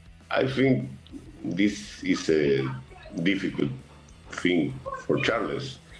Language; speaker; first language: English; non-native, learner; Spanish